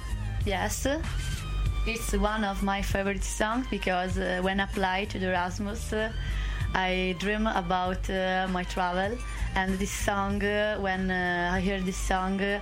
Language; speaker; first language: English; non-native, learner; Italian